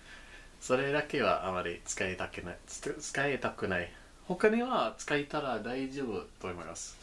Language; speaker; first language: Japanese; non-native, learner; English